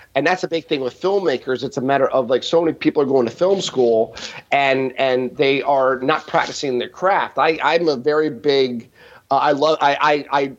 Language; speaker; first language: English; native; English